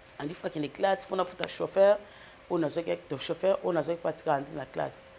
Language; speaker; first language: Lingala; native; Lingala